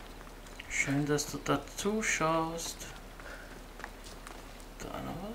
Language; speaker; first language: German; native; German